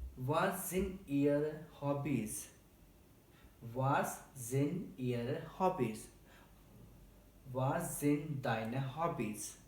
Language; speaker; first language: German; non-native, learner; Hindi